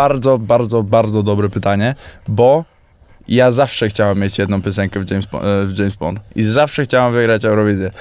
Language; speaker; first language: Polish; early bilingual, heritage; Polish